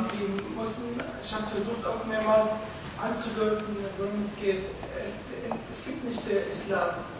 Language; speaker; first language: German; non-native, fluent; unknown